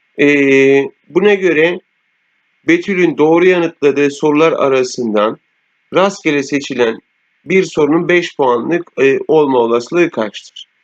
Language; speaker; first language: Turkish; native; Turkish